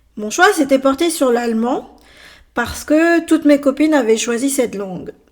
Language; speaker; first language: French; native; French